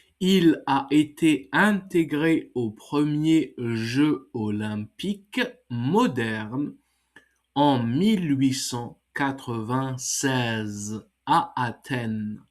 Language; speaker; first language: French; non-native, fluent; English